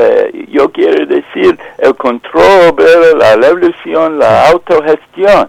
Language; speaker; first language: Spanish; non-native, fluent; English